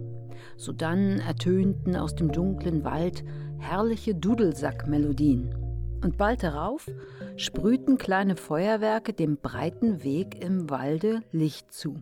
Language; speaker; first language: German; native; German